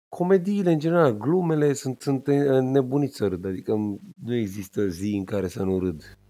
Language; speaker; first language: Romanian; native; Romanian